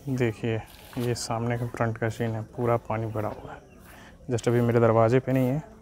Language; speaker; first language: Hindi; native; Hindi